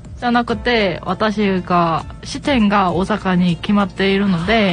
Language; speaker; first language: Japanese; non-native, learner; Korean